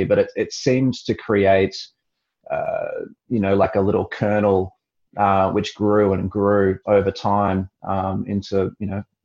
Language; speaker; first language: English; native; English